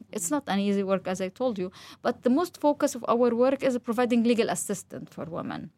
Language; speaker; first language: English; non-native, fluent; Arabic